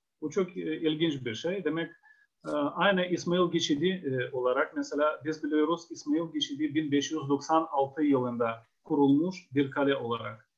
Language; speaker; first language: Turkish; non-native, fluent; Ukrainian